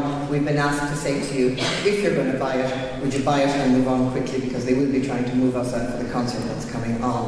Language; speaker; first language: English; native; English